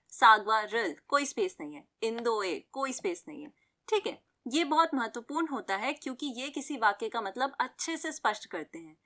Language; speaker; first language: Hindi; native; Hindi